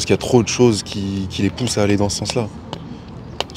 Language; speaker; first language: French; native; French